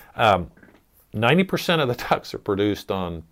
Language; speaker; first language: English; native; English